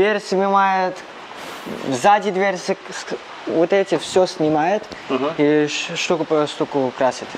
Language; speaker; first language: Russian; non-native, learner; Cantonese